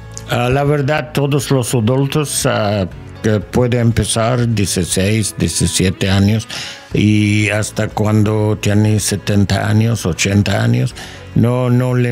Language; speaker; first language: Spanish; non-native, learner; English